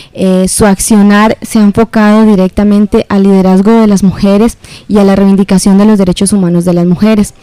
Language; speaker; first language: Spanish; native; Spanish